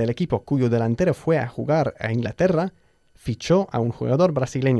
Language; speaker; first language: Spanish; non-native, fluent; English